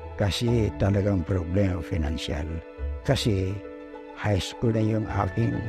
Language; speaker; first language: Filipino; non-native, local second language; Pangasinan